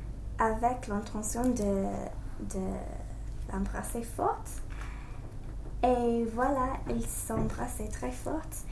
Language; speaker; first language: French; non-native, learner; English